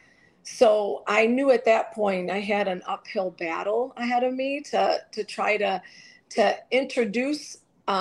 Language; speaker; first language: English; native; English